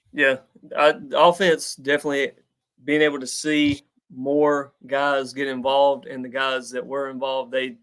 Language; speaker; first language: English; native; English